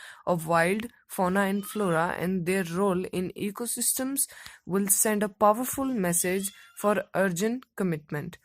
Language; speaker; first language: English; non-native, local second language; Hindi